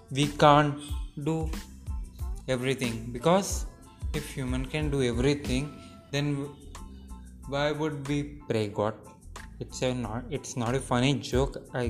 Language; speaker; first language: English; non-native, local second language; Telugu